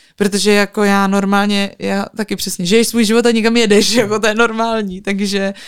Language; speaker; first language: Czech; native; Czech